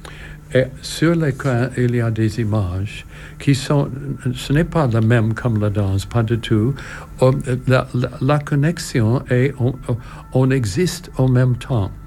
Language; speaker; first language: French; non-native, learner; English